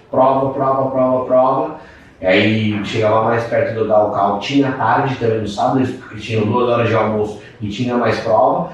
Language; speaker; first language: Portuguese; native; Portuguese